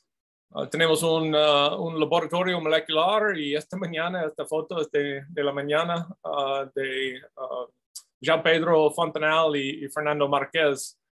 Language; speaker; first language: Spanish; non-native, fluent; English